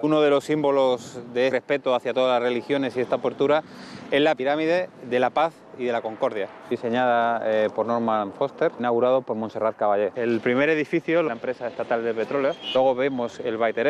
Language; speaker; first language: Spanish; native; Spanish